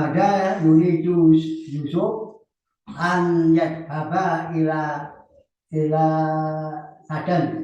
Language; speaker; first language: Arabic; non-native, learner; Indonesian